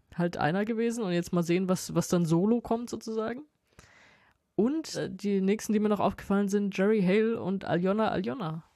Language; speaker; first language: German; native; German